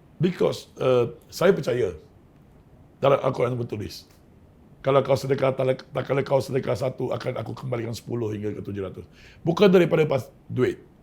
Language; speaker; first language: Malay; non-native, local second language; Chinese